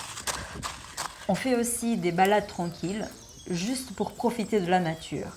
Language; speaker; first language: French; non-native, fluent; Portuguese